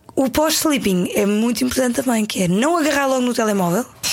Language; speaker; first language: Portuguese; native; Portuguese